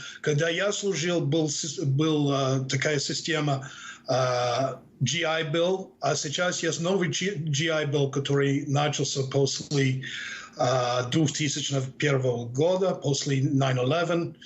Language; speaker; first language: Russian; non-native, fluent; English